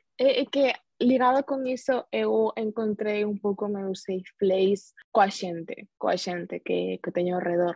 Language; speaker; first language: Galician; non-native, local second language; Spanish